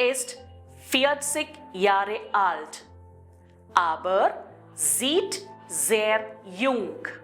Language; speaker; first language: German; non-native, fluent; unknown